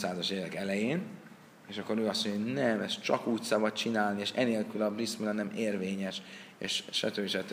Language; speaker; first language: Hungarian; native; Hungarian